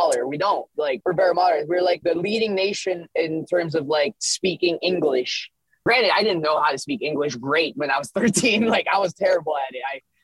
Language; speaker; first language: English; early bilingual, other home language; Filipino